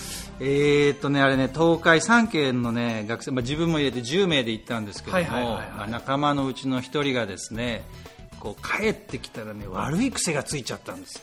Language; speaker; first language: Japanese; native; Japanese